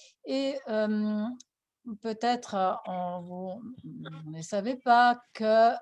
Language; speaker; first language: French; non-native, fluent; Italian